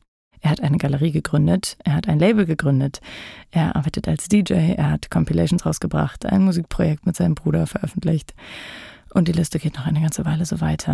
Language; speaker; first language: German; native; German